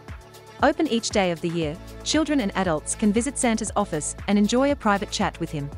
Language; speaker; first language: English; native; English